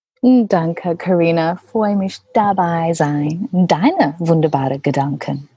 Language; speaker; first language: German; non-native, learner; English